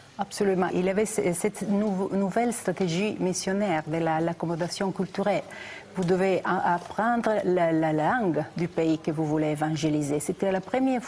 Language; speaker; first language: French; non-native, fluent; Italian